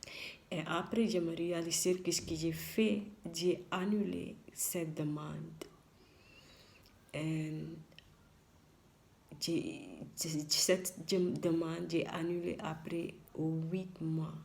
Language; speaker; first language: French; non-native, learner; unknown